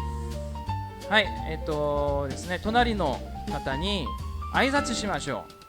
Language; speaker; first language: Japanese; non-native, fluent; Korean